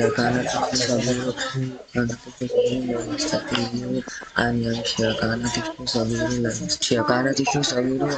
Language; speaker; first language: Arabic; non-native, learner; Bangla